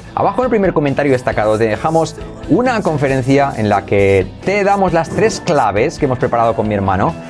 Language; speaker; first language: Spanish; native; Spanish